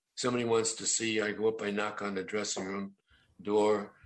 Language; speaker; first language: English; native; English